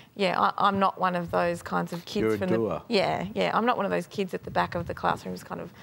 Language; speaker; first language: English; native; English